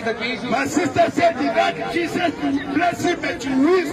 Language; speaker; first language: English; non-native, learner; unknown